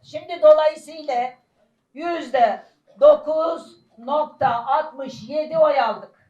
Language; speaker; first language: Turkish; native; Turkish